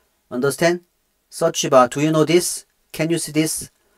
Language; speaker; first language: English; non-native, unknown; Korean